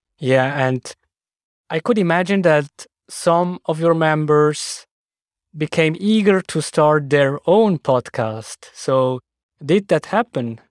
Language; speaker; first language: English; non-native, fluent; Swiss German